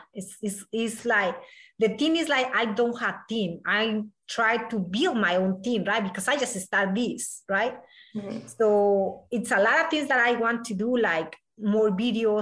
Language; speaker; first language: English; non-native, learner; Spanish